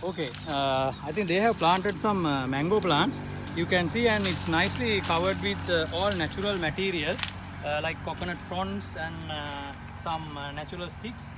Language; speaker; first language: English; non-native, local second language; Sinhala